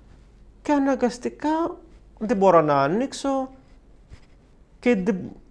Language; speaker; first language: Greek; non-native, fluent; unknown